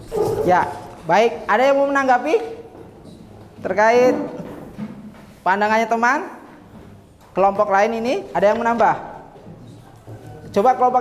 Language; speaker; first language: Indonesian; native; Indonesian